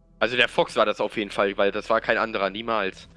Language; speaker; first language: German; native; German